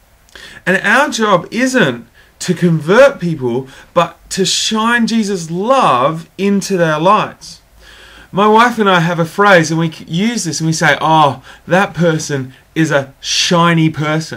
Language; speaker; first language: English; native; English